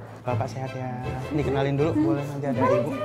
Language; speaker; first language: Indonesian; native; Indonesian